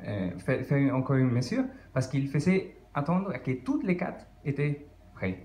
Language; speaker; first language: French; non-native, fluent; Spanish